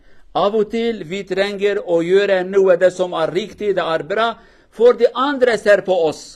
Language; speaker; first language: Norwegian; non-native, learner; Kurdish